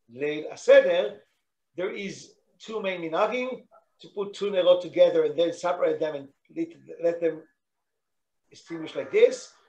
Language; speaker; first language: English; non-native, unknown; Hebrew